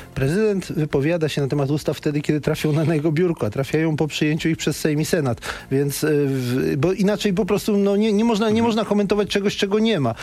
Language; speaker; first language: Polish; native; Polish